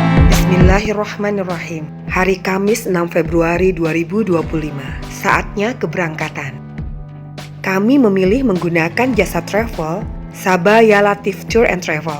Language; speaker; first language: Indonesian; native; Indonesian